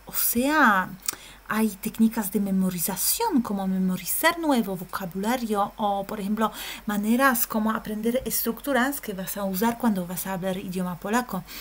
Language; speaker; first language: Spanish; non-native, fluent; Polish